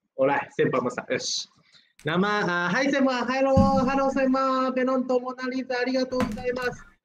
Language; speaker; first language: Malay; non-native, learner; Japanese